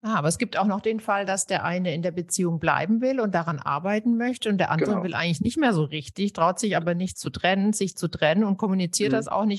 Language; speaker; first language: German; native; German